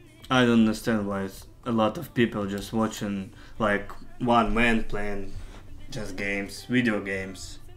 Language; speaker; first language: English; non-native, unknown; Ukrainian